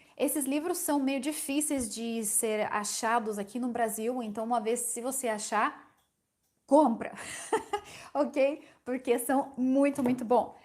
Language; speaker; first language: Portuguese; non-native, fluent; Ukrainian